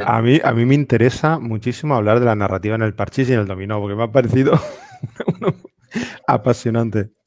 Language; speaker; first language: Spanish; native; Spanish